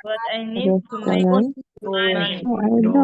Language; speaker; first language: English; non-native, learner; Indonesian